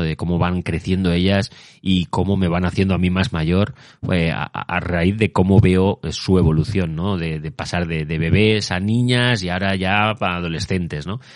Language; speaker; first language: Spanish; native; Spanish